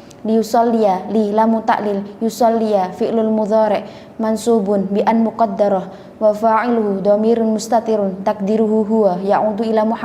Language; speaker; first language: Arabic; non-native, learner; Indonesian